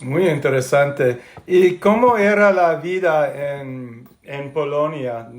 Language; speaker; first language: Spanish; non-native, fluent; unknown